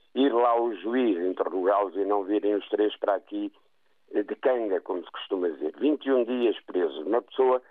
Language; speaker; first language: Portuguese; native; Portuguese